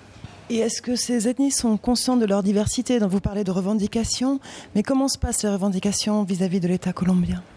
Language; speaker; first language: French; native; French